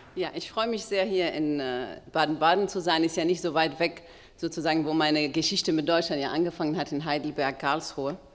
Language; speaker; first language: German; non-native, fluent; Arabic